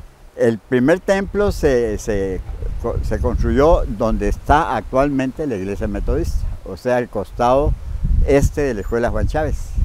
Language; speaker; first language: Spanish; native; Spanish